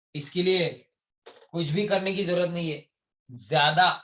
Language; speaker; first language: Hindi; non-native, local second language; Marathi